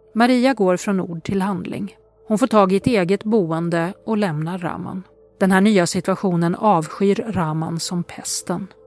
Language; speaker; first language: Swedish; native; Swedish